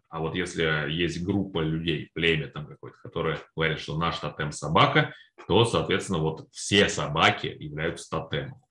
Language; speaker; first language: Russian; native; Russian